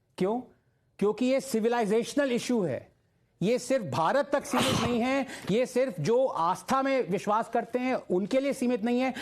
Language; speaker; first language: Hindi; non-native, local second language; Tamil